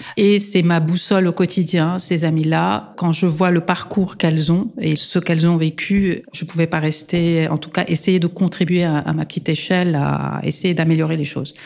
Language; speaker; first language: French; non-native, local second language; Armenian